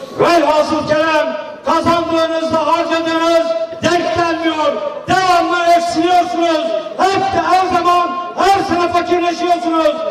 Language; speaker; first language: Turkish; native; Turkish